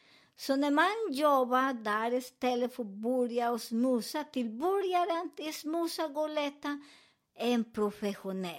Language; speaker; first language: Swedish; non-native, learner; Spanish